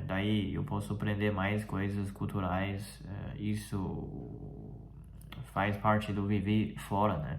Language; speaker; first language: Portuguese; non-native, fluent; Chinese